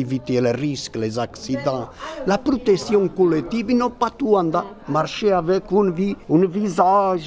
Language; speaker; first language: French; non-native, learner; Portuguese